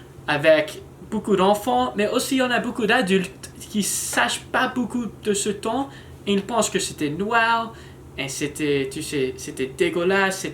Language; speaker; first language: French; non-native, learner; English